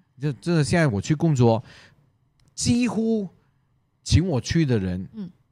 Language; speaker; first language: Chinese; non-native, local second language; Cantonese